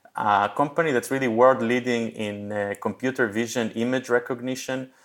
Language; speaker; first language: English; early bilingual, other home language; Spanish